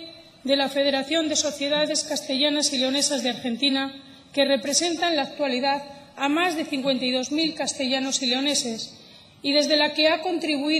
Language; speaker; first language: Spanish; native; Spanish